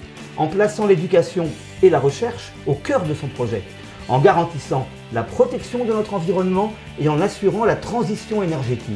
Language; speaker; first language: French; native; French